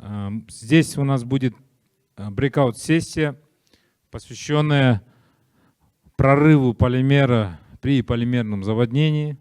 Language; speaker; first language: Russian; native; Russian